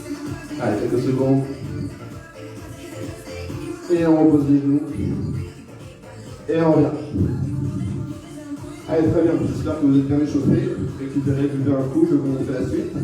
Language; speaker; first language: French; native; French